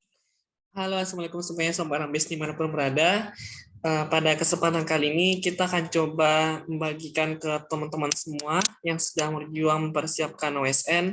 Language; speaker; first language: Indonesian; non-native, local second language; Minangkabau